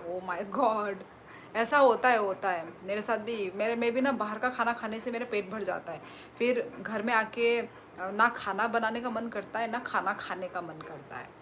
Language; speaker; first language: Hindi; non-native, local second language; Kok Borok